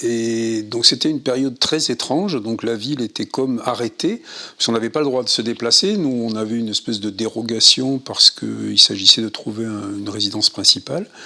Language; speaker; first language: French; native; French